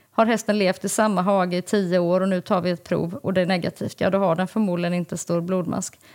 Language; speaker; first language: Swedish; native; Swedish